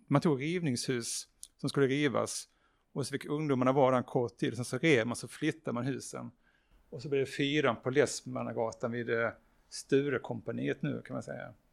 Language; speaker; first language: Swedish; native; Swedish